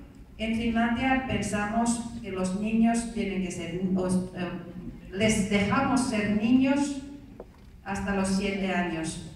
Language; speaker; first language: Spanish; non-native, fluent; Finnish